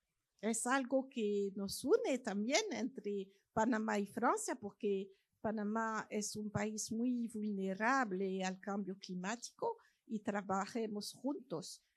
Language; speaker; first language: Spanish; non-native, fluent; French